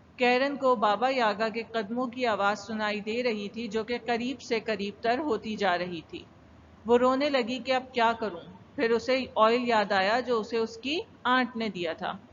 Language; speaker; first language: Urdu; native; Urdu